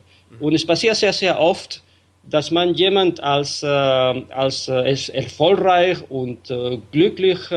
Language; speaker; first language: German; non-native, fluent; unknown